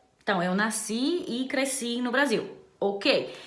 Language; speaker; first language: Portuguese; non-native, fluent; Romanian